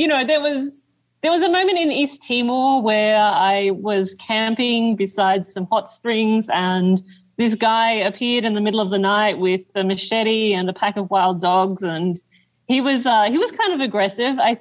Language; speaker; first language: English; native; English